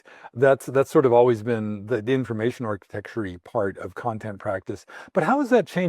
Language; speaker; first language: English; native; English